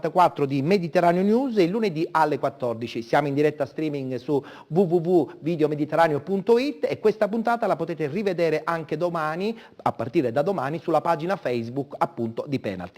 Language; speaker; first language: Italian; native; Italian